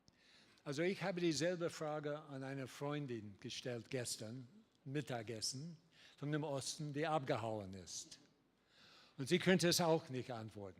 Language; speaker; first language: German; non-native, learner; English